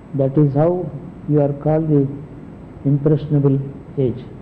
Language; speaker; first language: English; non-native, local second language; Telugu